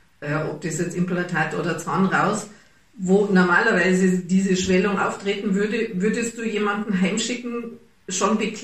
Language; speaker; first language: German; native; German